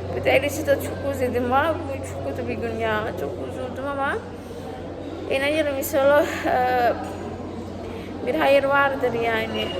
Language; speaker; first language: Turkish; non-native, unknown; Indonesian